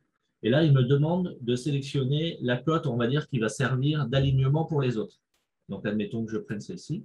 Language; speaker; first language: French; native; French